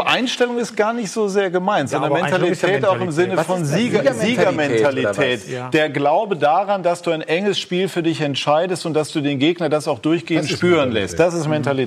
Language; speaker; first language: German; native; German